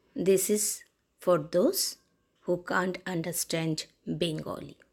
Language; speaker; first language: English; non-native, local second language; Bangla